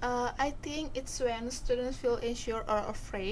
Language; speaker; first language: English; non-native, fluent; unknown